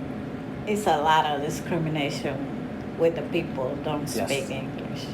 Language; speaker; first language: English; non-native, learner; Spanish